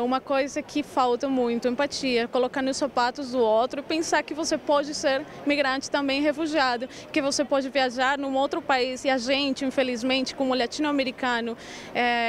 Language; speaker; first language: Portuguese; non-native, local second language; Spanish